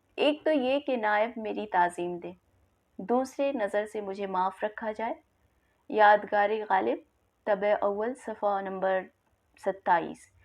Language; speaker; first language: Urdu; native; Urdu